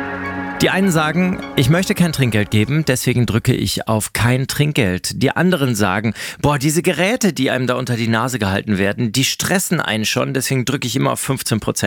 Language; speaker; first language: German; native; German